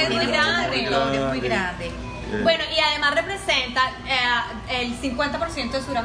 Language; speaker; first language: Spanish; native; Spanish